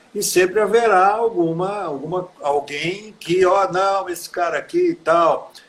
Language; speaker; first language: Portuguese; native; Portuguese